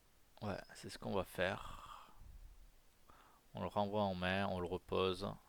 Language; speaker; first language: French; native; French